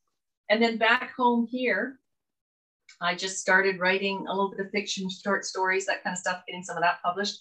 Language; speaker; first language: English; native; English